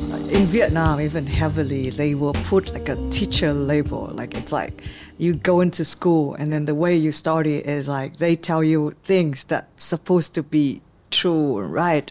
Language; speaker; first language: English; non-native, fluent; Vietnamese